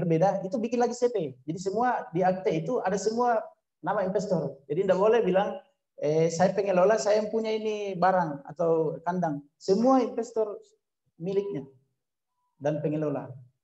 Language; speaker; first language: Indonesian; native; Indonesian